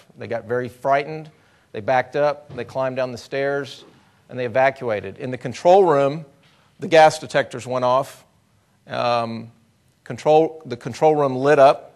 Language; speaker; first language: English; native; English